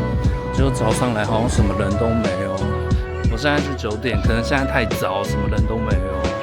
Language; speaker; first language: Chinese; native; Chinese